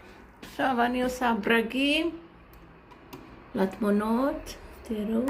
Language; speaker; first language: Hebrew; non-native, learner; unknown